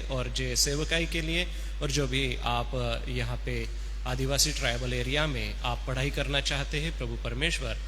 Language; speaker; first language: Hindi; non-native, local second language; Marathi